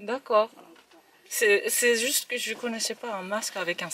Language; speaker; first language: French; non-native, fluent; Japanese